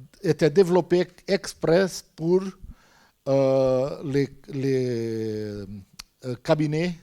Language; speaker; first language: French; non-native, fluent; Portuguese